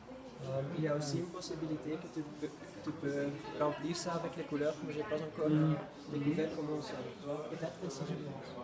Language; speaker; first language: French; non-native, fluent; Dutch